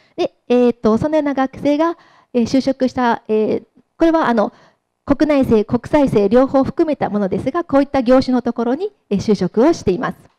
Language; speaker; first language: Japanese; native; Japanese